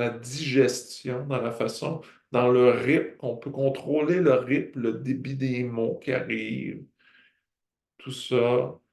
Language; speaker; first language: French; native; French